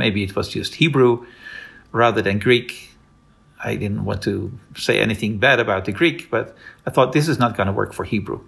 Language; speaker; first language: English; non-native, fluent; Dutch